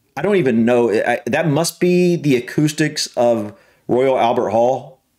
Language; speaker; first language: English; native; English